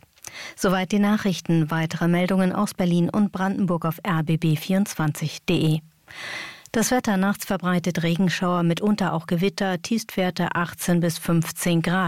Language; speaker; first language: German; native; German